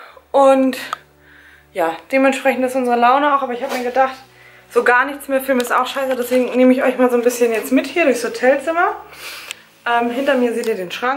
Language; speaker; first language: German; native; German